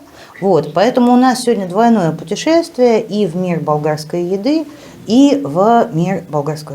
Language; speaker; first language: Russian; native; Russian